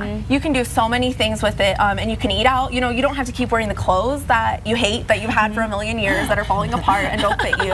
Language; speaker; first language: English; native; English